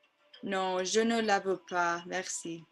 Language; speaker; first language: French; non-native, learner; English